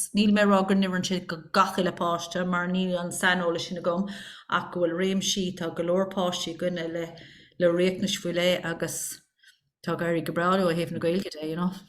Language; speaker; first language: Irish; non-native, local second language; English